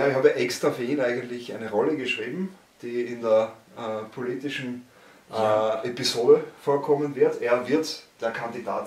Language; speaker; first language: German; native; German